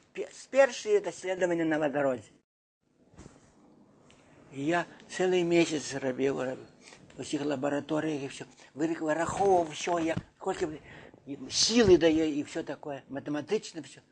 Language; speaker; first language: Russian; non-native, local second language; Belarusian